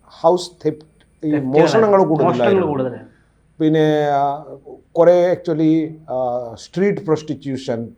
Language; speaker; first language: Malayalam; non-native, local second language; Odia